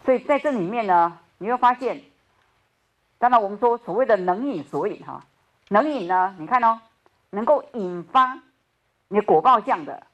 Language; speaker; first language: Chinese; native; Chinese